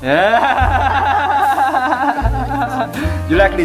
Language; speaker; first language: English; non-native, learner; Chinese